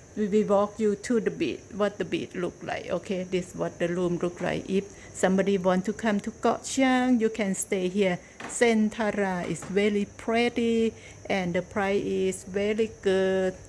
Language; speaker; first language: English; non-native, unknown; Thai